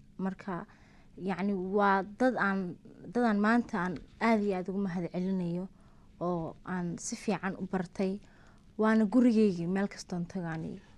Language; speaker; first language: Somali; early bilingual, heritage; Somali